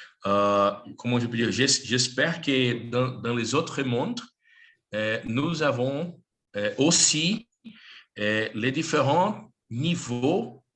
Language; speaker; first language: French; non-native, learner; Portuguese